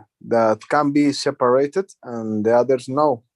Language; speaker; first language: English; non-native, learner; Spanish